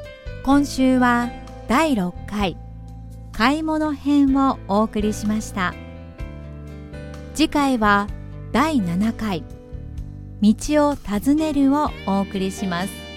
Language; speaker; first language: Japanese; native; Japanese